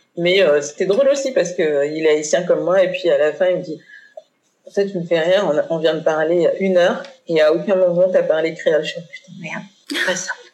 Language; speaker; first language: French; early bilingual, other home language; Haitian Creole